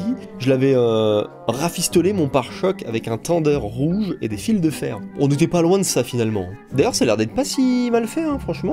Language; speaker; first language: French; native; French